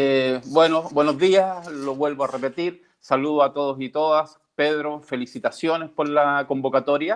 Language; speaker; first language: Spanish; native; Spanish